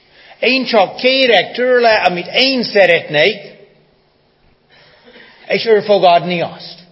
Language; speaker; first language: Hungarian; non-native, fluent; English